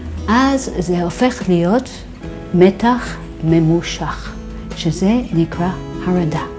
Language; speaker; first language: Hebrew; non-native, fluent; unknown